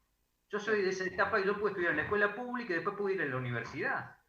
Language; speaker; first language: Spanish; native; Spanish